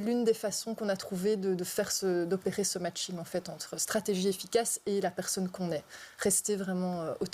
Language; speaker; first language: French; native; French